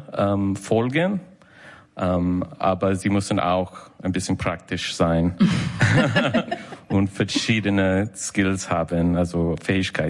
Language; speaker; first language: German; non-native, learner; English